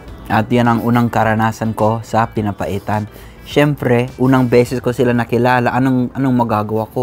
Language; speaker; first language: Filipino; non-native, fluent; English